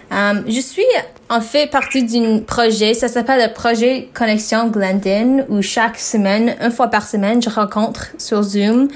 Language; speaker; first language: French; non-native, learner; English